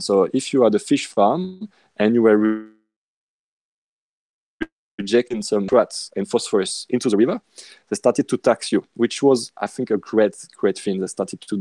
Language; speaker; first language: English; non-native, fluent; French